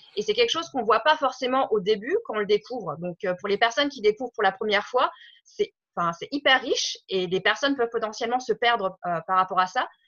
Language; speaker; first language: French; native; French